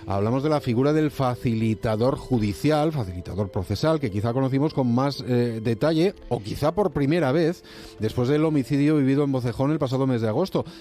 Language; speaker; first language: Spanish; native; Spanish